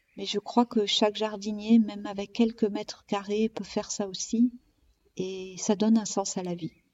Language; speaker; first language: French; native; French